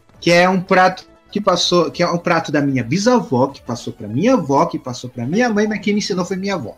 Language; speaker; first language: Portuguese; native; Portuguese